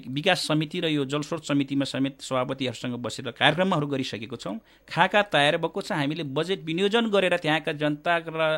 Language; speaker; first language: Nepali; non-native, local second language; Eastern Tamang